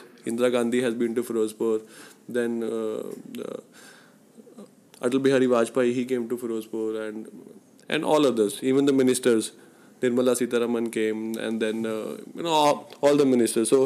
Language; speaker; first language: English; non-native, local second language; Punjabi